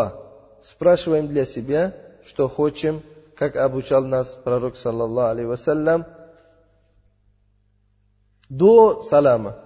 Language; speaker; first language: Russian; non-native, learner; Uzbek